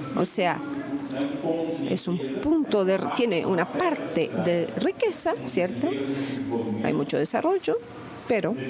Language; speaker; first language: Spanish; non-native, fluent; Portuguese